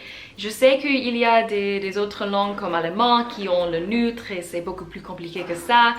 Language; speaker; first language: French; non-native, learner; English